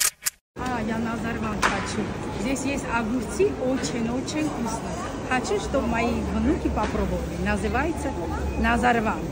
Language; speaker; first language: Russian; non-native, local second language; Armenian